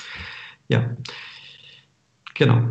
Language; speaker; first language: German; non-native, fluent; French